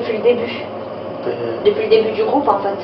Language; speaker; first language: French; native; French